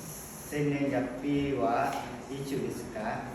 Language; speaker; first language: Japanese; non-native, learner; Vietnamese